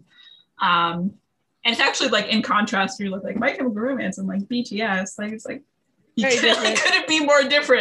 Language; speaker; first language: English; native; English